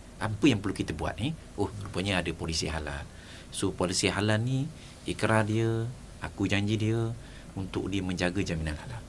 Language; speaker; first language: Malay; native; Malay